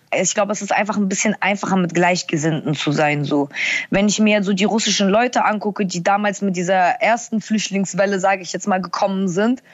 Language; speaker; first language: German; early bilingual, other home language; Russian